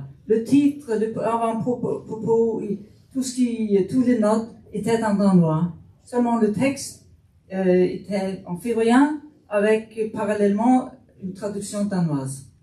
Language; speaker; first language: French; non-native, fluent; Faroese